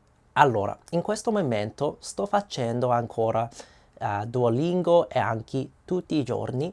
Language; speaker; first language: Italian; non-native, learner; English